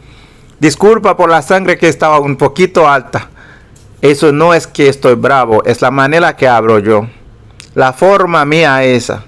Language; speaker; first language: Spanish; non-native, fluent; Haitian Creole